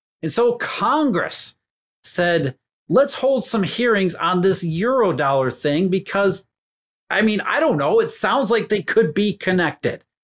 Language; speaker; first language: English; native; English